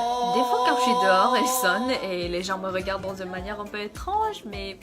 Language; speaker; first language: French; non-native, fluent; Korean